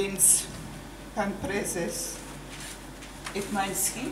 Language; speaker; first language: Polish; early bilingual, heritage; Polish